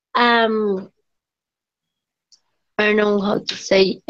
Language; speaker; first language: English; non-native, learner; Spanish